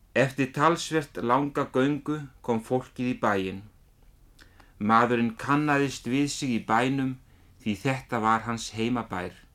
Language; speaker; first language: Icelandic; native; Icelandic